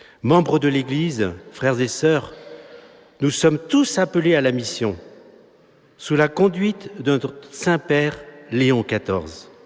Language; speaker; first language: French; native; French